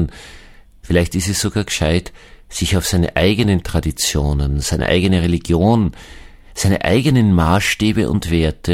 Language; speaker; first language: German; native; German